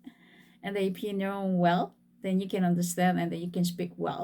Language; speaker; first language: English; non-native, fluent; Korean